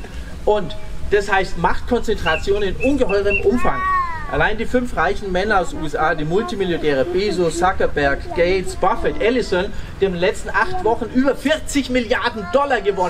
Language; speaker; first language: German; native; German